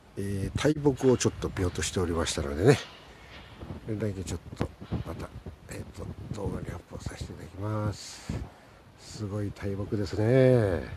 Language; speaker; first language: Japanese; native; Japanese